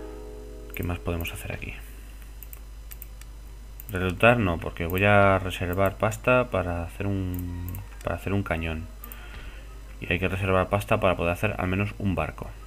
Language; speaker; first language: Spanish; native; Spanish